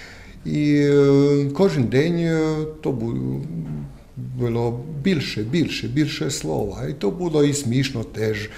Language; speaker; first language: Ukrainian; non-native, learner; Croatian